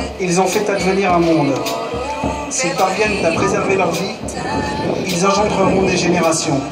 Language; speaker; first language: French; native; French